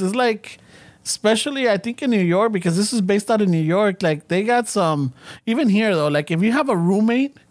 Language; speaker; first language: English; early bilingual, other home language; Spanish